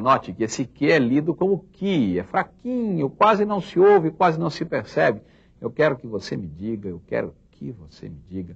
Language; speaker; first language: Portuguese; native; Portuguese